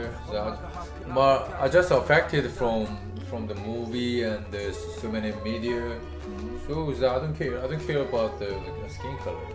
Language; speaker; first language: English; non-native, learner; Korean